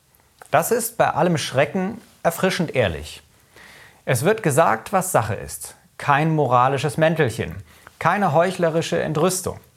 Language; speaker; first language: German; native; German